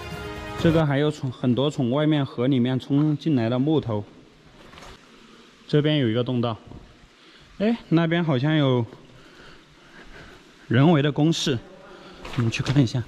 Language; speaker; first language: Chinese; native; Chinese